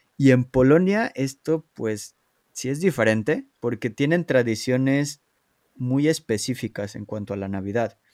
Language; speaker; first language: Spanish; native; Spanish